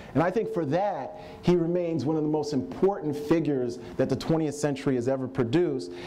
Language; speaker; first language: English; native; English